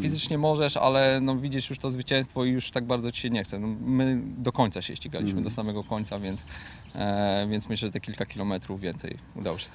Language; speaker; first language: Polish; native; Polish